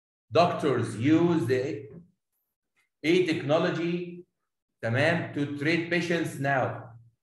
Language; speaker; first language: English; non-native, fluent; Arabic